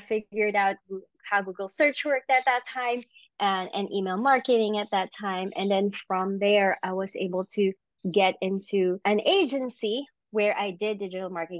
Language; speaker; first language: English; non-native, local second language; Filipino